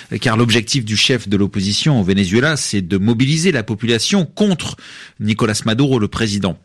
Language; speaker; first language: French; native; French